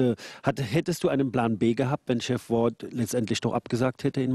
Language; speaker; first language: German; native; German